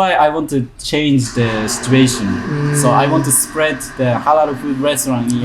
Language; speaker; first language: English; non-native, learner; Japanese